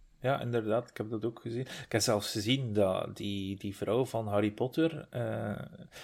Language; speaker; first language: Dutch; native; Dutch